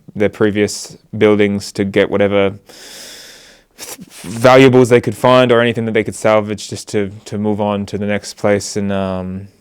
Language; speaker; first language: English; native; English